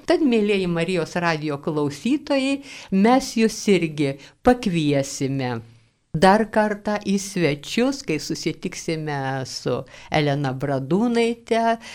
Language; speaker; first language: Lithuanian; native; Lithuanian